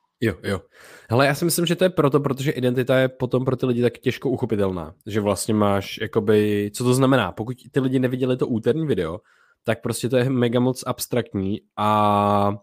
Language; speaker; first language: Czech; native; Czech